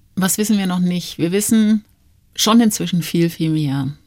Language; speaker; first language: German; native; German